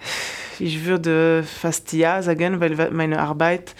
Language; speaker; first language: German; non-native, fluent; French